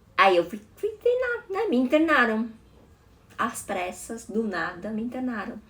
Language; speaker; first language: Portuguese; early bilingual, other home language; Chinese